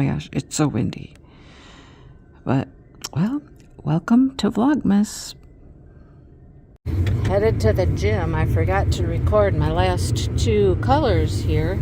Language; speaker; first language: English; native; English